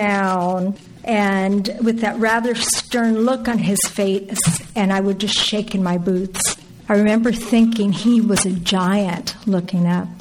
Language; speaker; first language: English; native; English